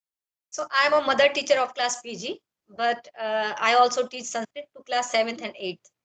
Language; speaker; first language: English; non-native, learner; Hindi